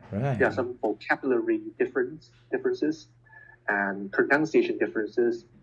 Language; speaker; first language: English; non-native, local second language; Cantonese